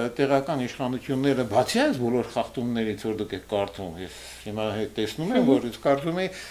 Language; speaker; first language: Armenian; early bilingual, heritage; Armenian